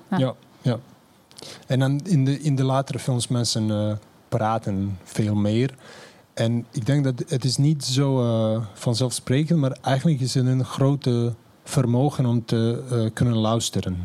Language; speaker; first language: Dutch; non-native, fluent; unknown